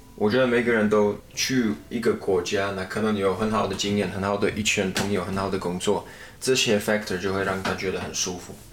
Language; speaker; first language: Chinese; non-native, fluent; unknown